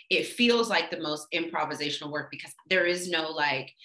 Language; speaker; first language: English; native; English